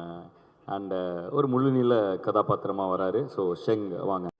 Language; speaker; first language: Tamil; native; Tamil